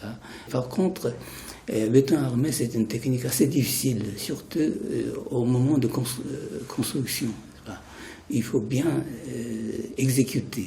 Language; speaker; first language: French; non-native, fluent; Japanese